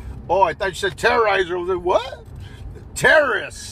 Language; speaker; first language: English; early bilingual, other home language; Spanish